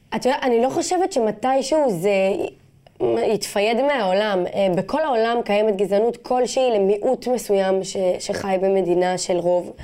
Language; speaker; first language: Hebrew; non-native, local second language; Arabic